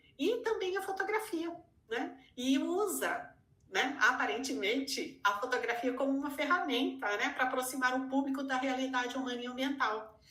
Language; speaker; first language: Portuguese; native; Portuguese